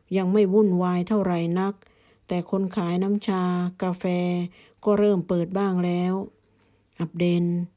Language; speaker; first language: Thai; native; Thai